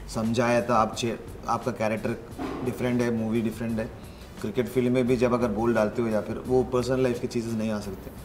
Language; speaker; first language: Hindi; non-native, local second language; Malayalam